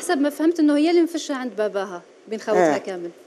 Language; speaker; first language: Arabic; native; Arabic